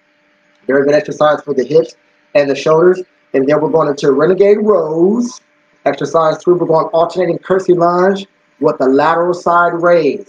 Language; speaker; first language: English; native; English